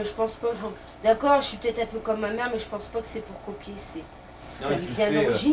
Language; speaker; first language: French; native; French